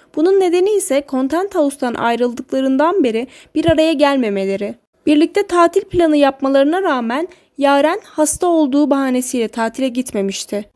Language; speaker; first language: Turkish; native; Turkish